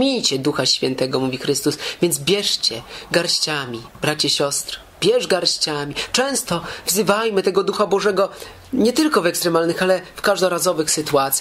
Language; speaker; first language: Polish; native; Polish